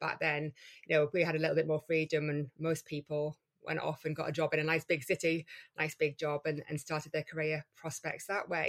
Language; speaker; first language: English; native; English